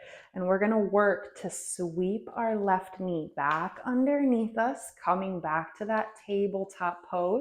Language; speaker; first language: English; native; English